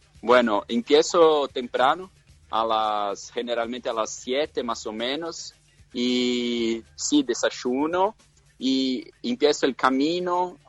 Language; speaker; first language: Spanish; non-native, fluent; Portuguese